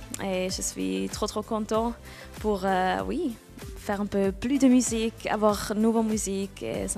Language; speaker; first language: French; non-native, local second language; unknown